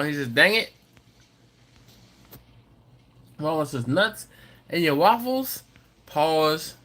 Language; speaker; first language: English; native; English